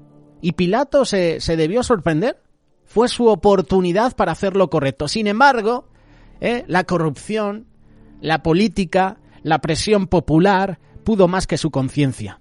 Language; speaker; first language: Spanish; native; Spanish